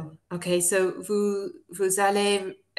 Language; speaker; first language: French; non-native, fluent; English